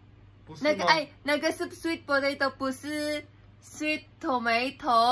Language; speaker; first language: Chinese; non-native, learner; Filipino